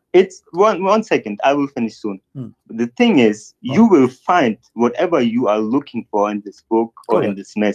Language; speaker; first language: English; non-native, fluent; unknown